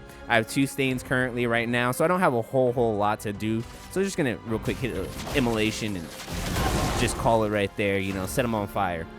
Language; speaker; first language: English; native; English